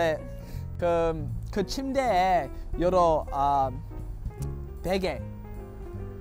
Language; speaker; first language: Korean; non-native, learner; English